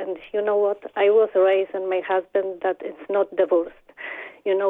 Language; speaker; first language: English; non-native, learner; Polish